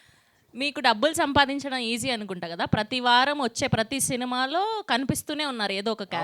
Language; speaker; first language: Telugu; native; Telugu